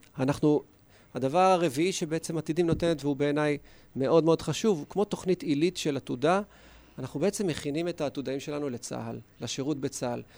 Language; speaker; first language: Hebrew; native; Hebrew